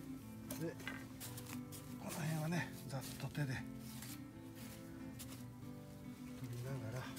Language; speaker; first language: Japanese; native; Japanese